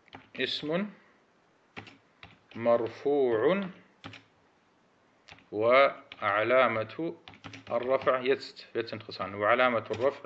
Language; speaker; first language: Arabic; early bilingual, heritage; Arabic